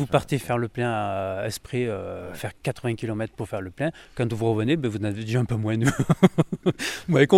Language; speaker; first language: French; native; French